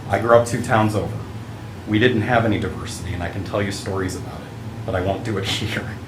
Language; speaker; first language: English; early bilingual, other home language; Italian